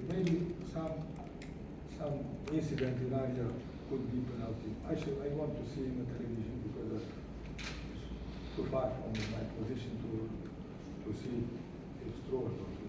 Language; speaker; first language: English; non-native, fluent; Romanian